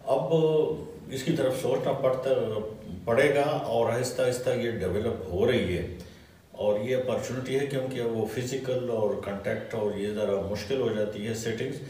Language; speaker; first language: Urdu; non-native, local second language; Pashto